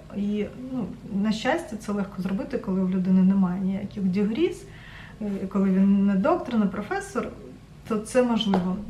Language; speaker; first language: Ukrainian; non-native, local second language; Russian